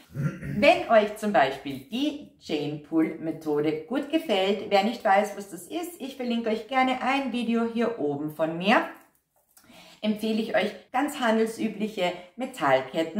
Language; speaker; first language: German; native; German